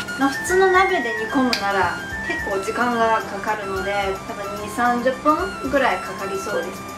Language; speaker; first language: Japanese; non-native, fluent; Chinese